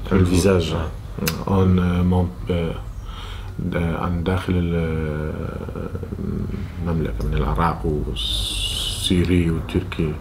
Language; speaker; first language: French; non-native, learner; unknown